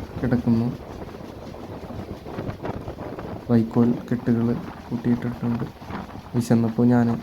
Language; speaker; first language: Malayalam; native; Malayalam